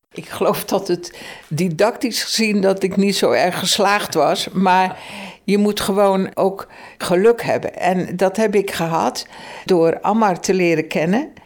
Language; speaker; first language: Dutch; native; Dutch